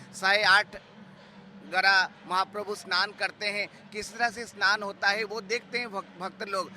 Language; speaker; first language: Hindi; non-native, local second language; Odia